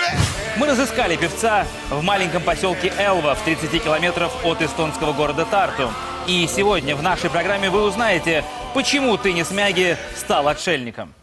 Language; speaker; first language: Russian; native; Russian